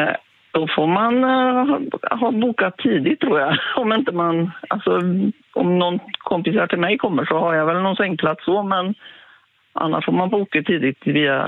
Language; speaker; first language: Swedish; native; Swedish